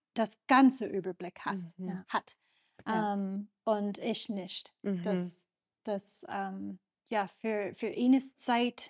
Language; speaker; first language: German; non-native, learner; English